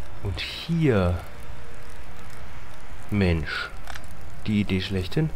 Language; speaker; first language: German; native; German